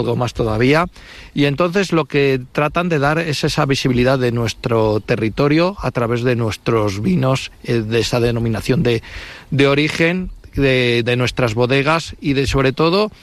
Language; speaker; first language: Spanish; native; Spanish